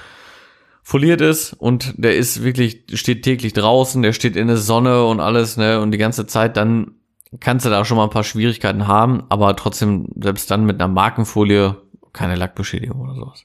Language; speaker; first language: German; native; German